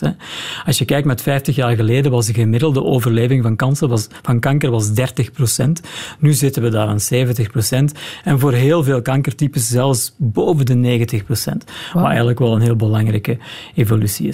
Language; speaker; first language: Dutch; native; Dutch